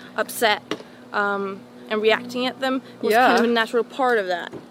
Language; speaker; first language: English; non-native, fluent; Swedish